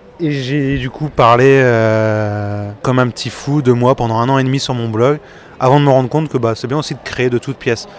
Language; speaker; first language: French; native; French